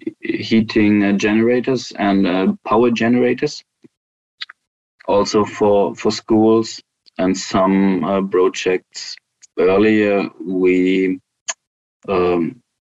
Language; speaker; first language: English; non-native, fluent; German